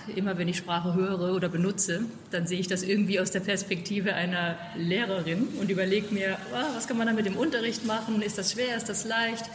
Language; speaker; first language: German; native; German